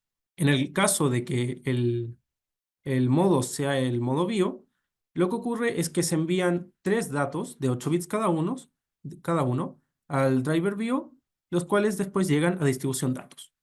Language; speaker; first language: Spanish; native; Spanish